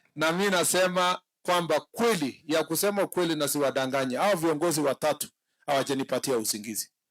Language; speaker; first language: Swahili; non-native, local second language; Kalenjin